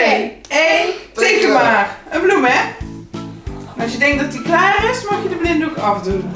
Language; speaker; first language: Dutch; native; Dutch